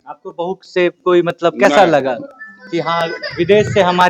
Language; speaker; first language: Hindi; native; Hindi